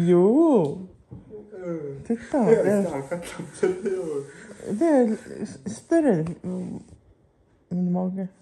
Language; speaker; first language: Swedish; non-native, learner; Mongolian